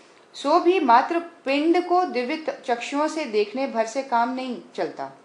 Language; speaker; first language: Hindi; native; Hindi